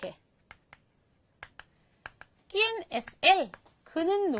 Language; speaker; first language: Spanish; non-native, fluent; Korean